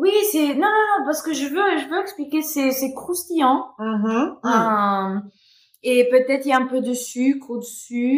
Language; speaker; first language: French; non-native, fluent; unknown